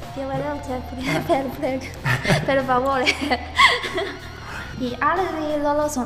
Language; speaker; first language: Italian; non-native, learner; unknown